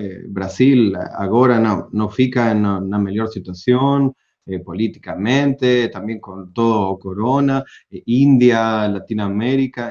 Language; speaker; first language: Portuguese; non-native, learner; Spanish